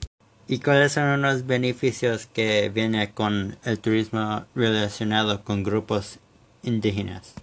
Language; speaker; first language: Spanish; non-native, fluent; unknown